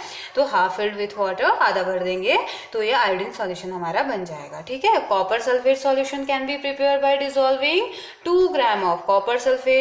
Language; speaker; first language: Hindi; native; Hindi